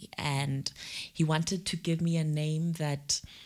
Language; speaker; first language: English; non-native, local second language; Zulu